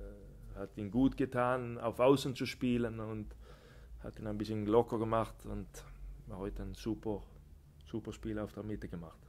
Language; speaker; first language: German; non-native, fluent; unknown